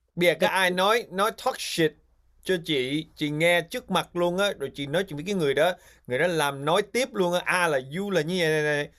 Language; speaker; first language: Vietnamese; early bilingual, heritage; Vietnamese